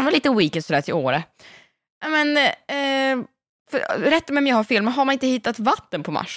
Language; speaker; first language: Swedish; native; Swedish